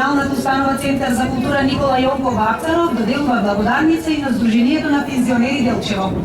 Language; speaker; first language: Macedonian; native; Macedonian